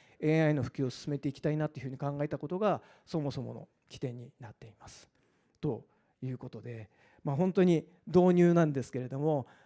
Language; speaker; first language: Japanese; native; Japanese